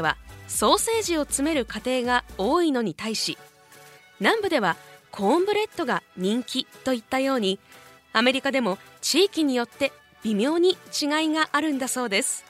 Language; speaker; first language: Japanese; native; Japanese